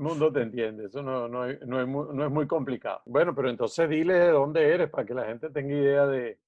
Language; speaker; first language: Spanish; native; Spanish